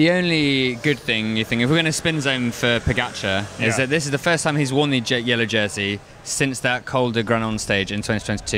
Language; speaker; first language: English; native; English